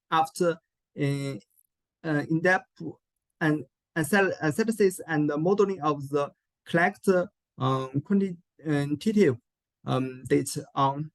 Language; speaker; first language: English; non-native, learner; Chinese